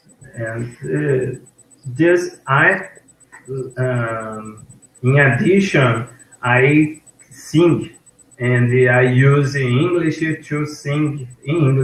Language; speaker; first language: English; non-native, learner; Portuguese